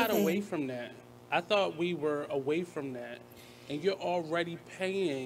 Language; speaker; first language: English; native; English